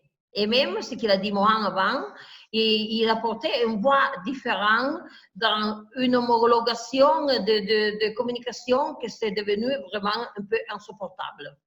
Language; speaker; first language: French; non-native, fluent; Italian